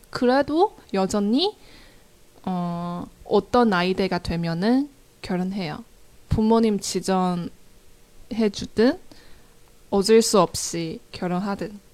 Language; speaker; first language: Korean; non-native, fluent; Chinese